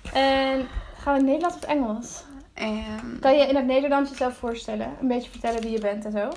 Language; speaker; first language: Dutch; native; Dutch